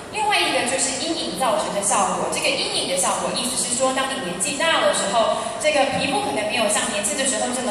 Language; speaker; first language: Chinese; native; Chinese